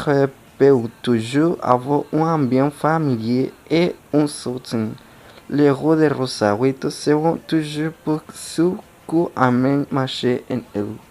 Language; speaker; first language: French; non-native, learner; Spanish